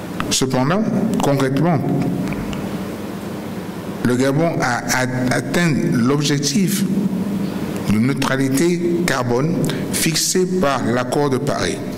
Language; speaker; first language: French; native; French